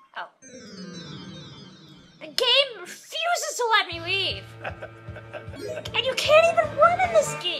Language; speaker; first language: English; native; English